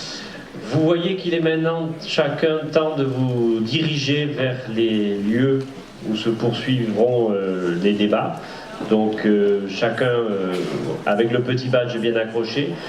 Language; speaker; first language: French; native; French